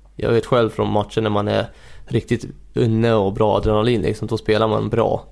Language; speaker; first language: Swedish; early bilingual, other home language; Hungarian